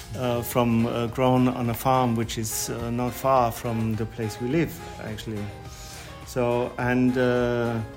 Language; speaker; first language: English; non-native, fluent; German